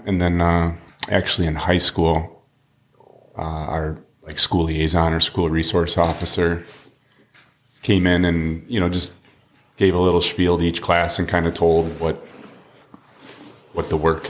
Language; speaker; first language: English; native; English